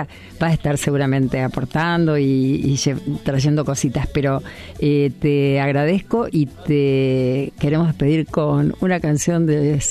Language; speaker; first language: Spanish; native; Spanish